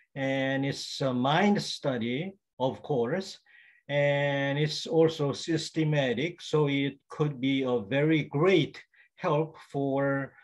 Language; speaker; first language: English; non-native, fluent; Korean